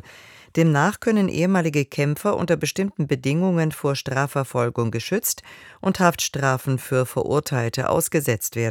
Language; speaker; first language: German; native; German